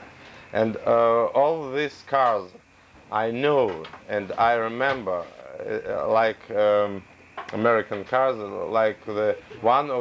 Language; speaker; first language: English; non-native, learner; Russian